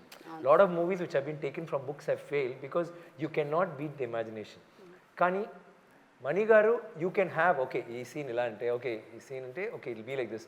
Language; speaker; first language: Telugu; non-native, local second language; Tamil